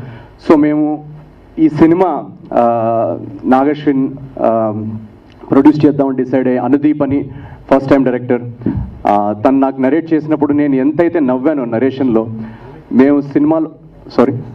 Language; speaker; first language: Telugu; native; Telugu